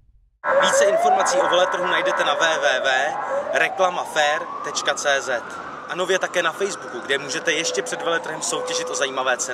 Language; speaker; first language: Czech; native; Czech